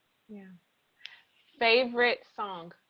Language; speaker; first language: English; native; English